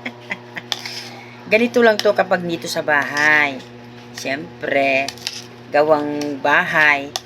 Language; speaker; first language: Filipino; native; Filipino